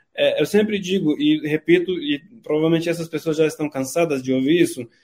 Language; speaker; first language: Portuguese; non-native, fluent; Turkish